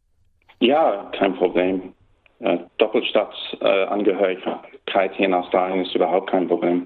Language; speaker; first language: German; early bilingual, heritage; German